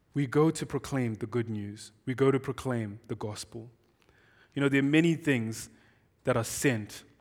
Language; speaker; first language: English; non-native, local second language; Shona